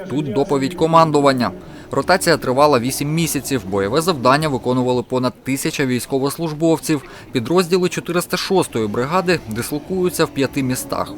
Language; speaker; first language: Ukrainian; native; Ukrainian